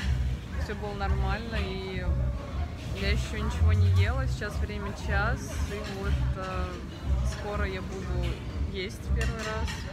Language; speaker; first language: Russian; native; Russian